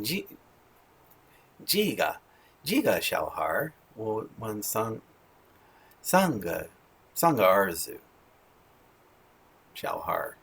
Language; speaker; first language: Chinese; non-native, learner; English